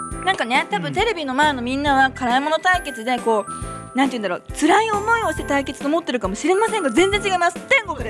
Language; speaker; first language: Japanese; native; Japanese